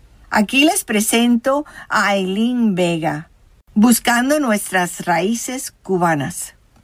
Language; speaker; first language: Spanish; early bilingual, heritage; Spanish